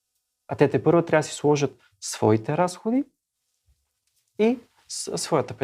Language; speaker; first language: Bulgarian; native; Bulgarian